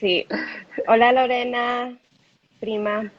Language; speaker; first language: Spanish; non-native, learner; English